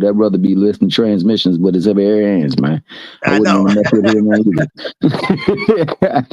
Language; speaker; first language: English; native; English